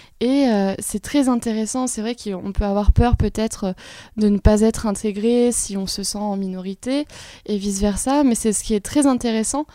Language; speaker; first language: French; native; French